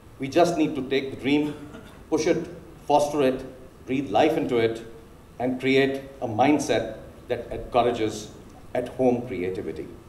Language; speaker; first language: English; non-native, local second language; Hindi